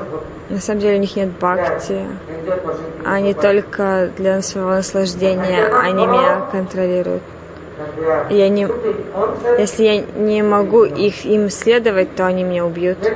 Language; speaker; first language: Russian; non-native, fluent; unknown